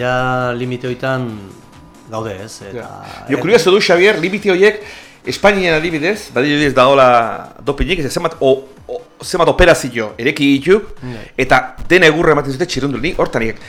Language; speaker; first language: Basque; native; Basque